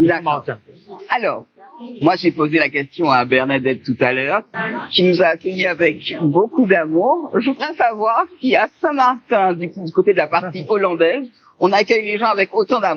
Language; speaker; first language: French; native; French